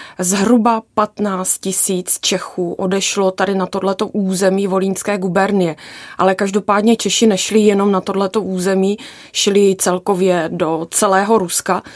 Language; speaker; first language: Czech; native; Czech